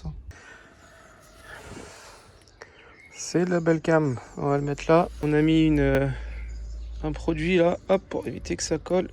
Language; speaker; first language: French; native; French